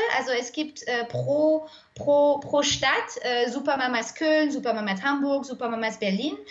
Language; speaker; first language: German; non-native, fluent; French